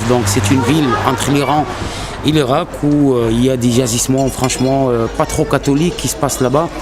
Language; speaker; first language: French; native; French